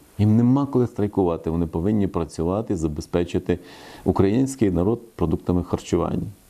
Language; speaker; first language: Ukrainian; native; Ukrainian